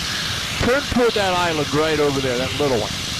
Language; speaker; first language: English; native; English